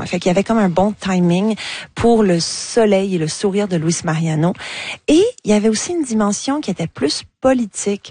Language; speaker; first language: French; native; French